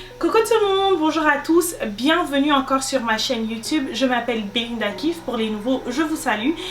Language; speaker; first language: French; non-native, local second language; Lingala